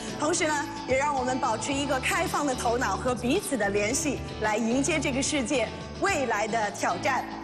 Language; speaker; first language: Chinese; native; Chinese